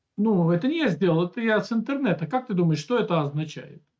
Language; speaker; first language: Russian; native; Russian